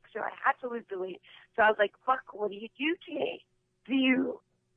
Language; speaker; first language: English; native; English